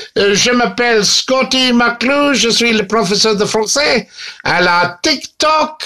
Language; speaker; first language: French; non-native, learner; English